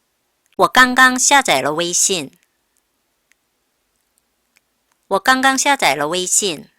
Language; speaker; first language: Chinese; non-native, fluent; Korean